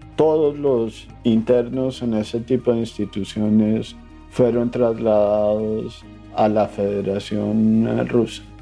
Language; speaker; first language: Spanish; native; Spanish